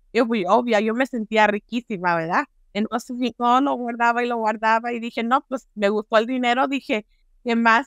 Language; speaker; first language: Spanish; early bilingual, heritage; Spanish